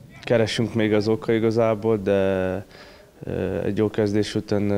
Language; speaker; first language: Hungarian; non-native, learner; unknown